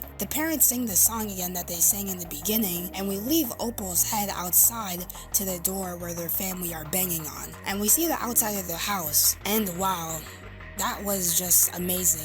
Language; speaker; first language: English; native; English